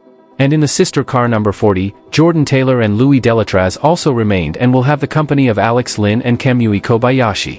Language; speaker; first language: English; non-native, fluent; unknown